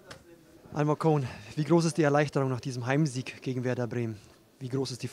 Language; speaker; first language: German; native; German